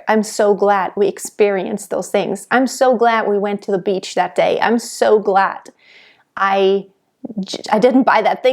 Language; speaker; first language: English; non-native, fluent; German